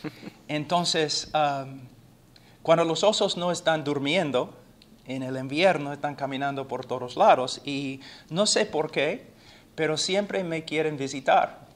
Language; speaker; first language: Spanish; non-native, fluent; English